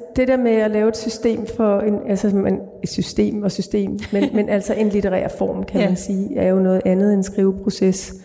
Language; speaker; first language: Danish; native; Danish